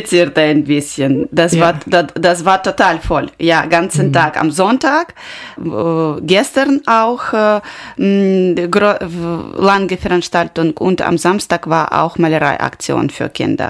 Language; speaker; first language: German; non-native, learner; Ukrainian